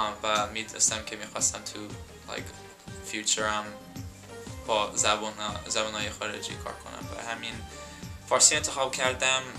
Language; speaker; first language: Persian; non-native, learner; English